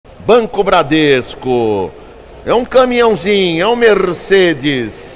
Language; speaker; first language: Portuguese; native; Portuguese